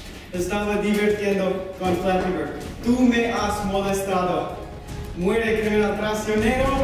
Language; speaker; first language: Spanish; non-native, learner; English